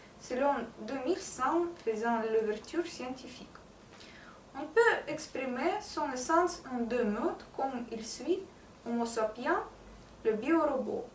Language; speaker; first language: French; non-native, learner; Russian